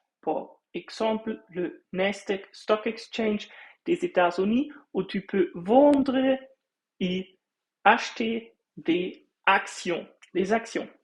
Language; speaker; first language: French; non-native, fluent; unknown